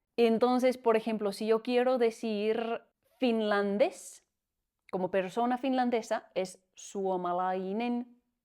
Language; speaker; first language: Spanish; non-native, fluent; Finnish